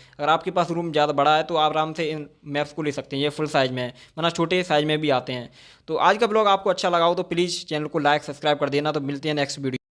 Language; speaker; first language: Hindi; native; Hindi